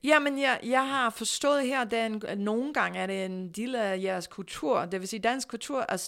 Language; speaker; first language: Danish; non-native, fluent; English